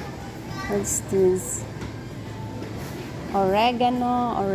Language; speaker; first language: English; non-native, local second language; Filipino